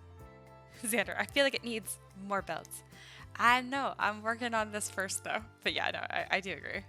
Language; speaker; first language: English; native; English